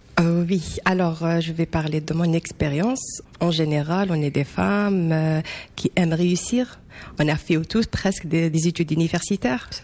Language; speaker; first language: French; non-native, local second language; Arabic